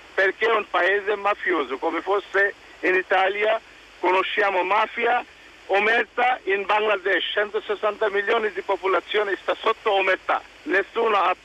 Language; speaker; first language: Italian; non-native, fluent; Bangla